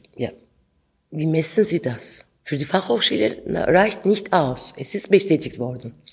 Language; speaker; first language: German; non-native, fluent; Turkish